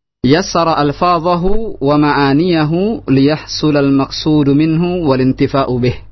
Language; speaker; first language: Arabic; non-native, fluent; Indonesian